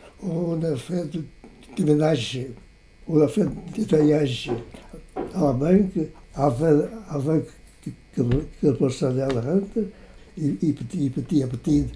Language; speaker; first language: French; non-native, fluent; Portuguese